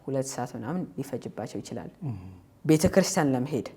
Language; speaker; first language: Amharic; early bilingual, heritage; Amharic